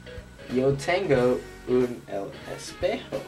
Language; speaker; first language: Spanish; non-native, learner; English